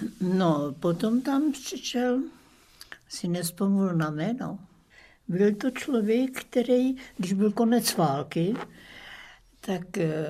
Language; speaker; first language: Czech; early bilingual, other home language; German